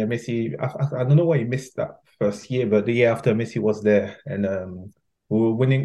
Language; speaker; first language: English; non-native, fluent; French